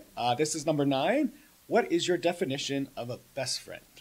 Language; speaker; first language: English; native; English